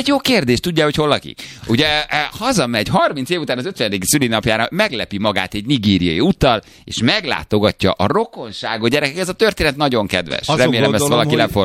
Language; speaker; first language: Hungarian; native; Hungarian